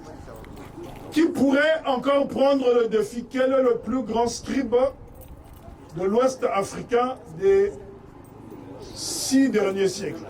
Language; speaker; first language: French; non-native, local second language; Kongo